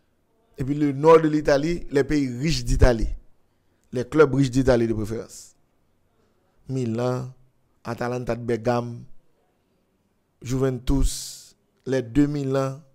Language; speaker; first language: French; non-native, local second language; Haitian Creole